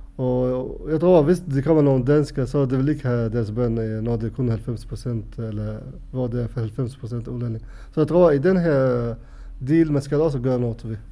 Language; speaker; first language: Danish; non-native, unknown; Arabic